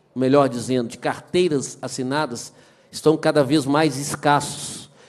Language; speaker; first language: Portuguese; native; Portuguese